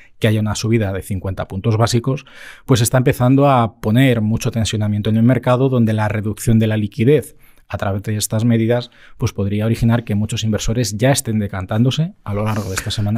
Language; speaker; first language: Spanish; native; Spanish